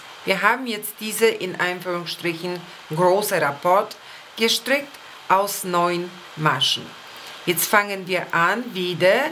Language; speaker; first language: German; non-native, fluent; Polish